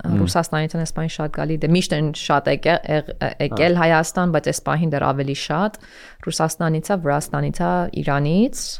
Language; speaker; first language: Armenian; early bilingual, heritage; Armenian